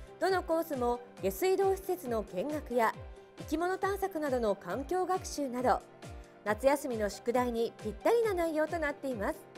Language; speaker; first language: Japanese; native; Japanese